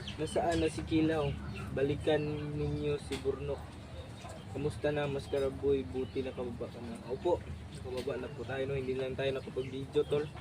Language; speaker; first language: Filipino; non-native, local second language; Cebuano